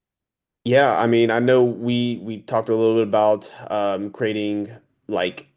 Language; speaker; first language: English; native; English